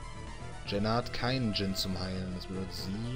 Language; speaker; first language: German; native; German